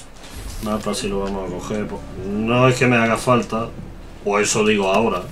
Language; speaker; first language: Spanish; native; Spanish